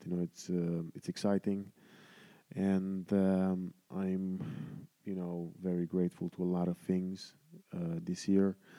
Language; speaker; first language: English; non-native, fluent; Romanian